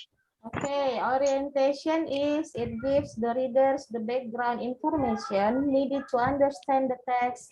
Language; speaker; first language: English; non-native, fluent; Indonesian